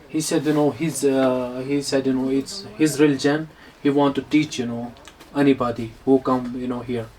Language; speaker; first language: English; non-native, learner; Hindi